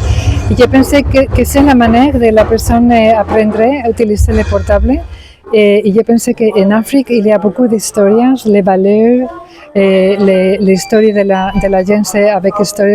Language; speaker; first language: French; non-native, learner; Spanish